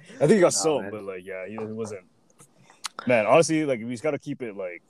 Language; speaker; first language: English; native; English